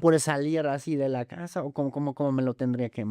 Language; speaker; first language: Spanish; non-native, fluent; German